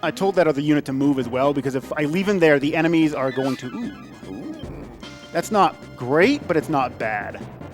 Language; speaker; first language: English; native; English